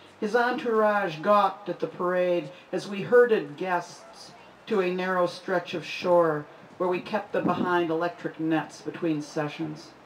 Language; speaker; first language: English; native; English